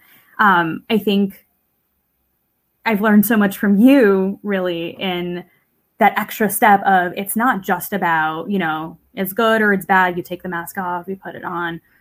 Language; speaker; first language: English; early bilingual, other home language; Russian